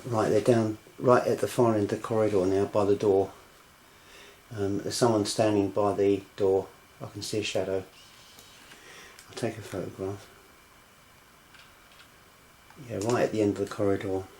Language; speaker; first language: English; native; English